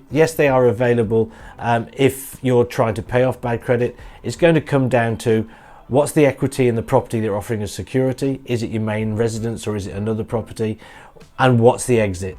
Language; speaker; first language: English; native; English